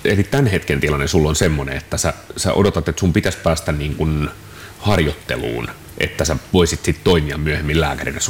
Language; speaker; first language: Finnish; native; Finnish